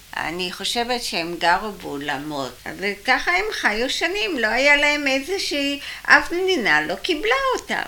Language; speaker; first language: Hebrew; early bilingual, other home language; German